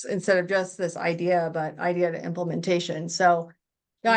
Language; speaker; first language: English; native; English